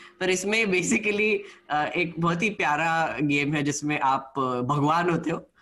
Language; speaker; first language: Hindi; non-native, local second language; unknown